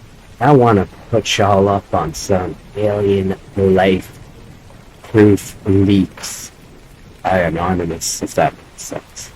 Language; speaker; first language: English; native; English